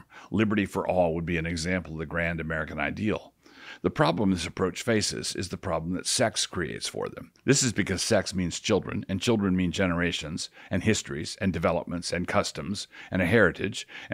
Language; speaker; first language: English; native; English